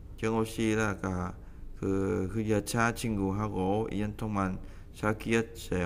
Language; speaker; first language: Korean; non-native, learner; Vietnamese